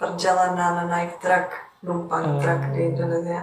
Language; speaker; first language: Indonesian; non-native, fluent; Czech